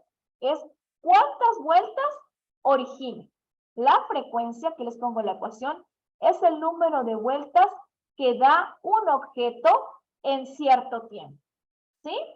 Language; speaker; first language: Spanish; native; Spanish